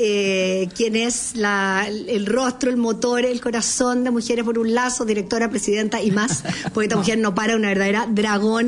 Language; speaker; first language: Spanish; native; Spanish